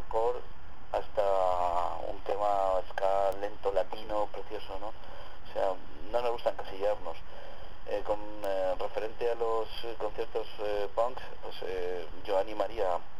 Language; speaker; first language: Spanish; native; Spanish